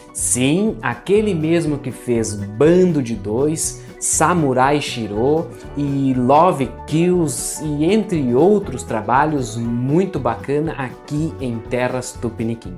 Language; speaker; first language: Portuguese; native; Portuguese